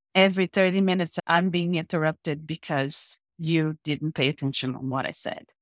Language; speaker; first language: English; non-native, fluent; Portuguese